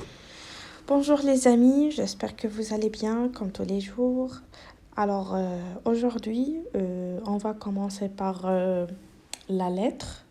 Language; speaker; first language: French; non-native, local second language; Arabic